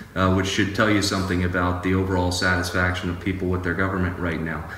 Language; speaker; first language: English; native; English